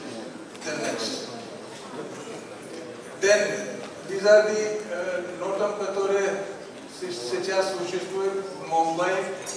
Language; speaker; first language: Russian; non-native, learner; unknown